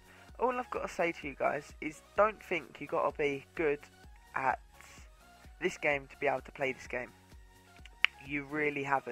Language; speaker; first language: English; native; English